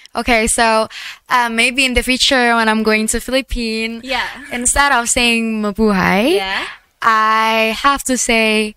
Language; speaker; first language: English; non-native, learner; Indonesian